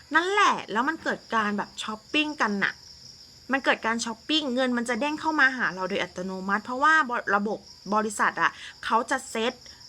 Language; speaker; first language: Thai; native; Thai